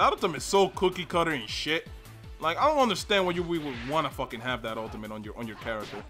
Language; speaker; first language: English; native; English